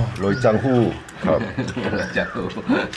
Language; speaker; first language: Thai; non-native, learner; Korean